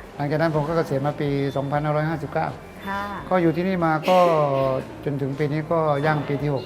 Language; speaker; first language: Thai; native; Thai